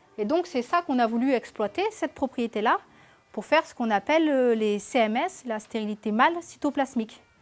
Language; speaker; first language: French; native; French